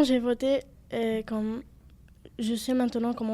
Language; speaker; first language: French; non-native, learner; Arabic